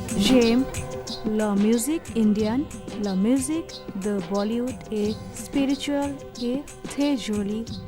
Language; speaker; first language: French; non-native, learner; Bangla